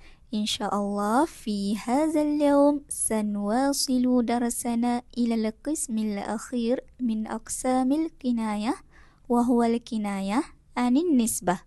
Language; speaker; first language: Arabic; non-native, fluent; Malay